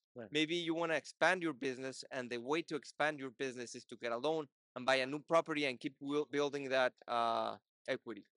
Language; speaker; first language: English; non-native, fluent; Portuguese